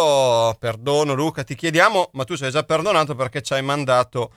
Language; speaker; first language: Italian; native; Italian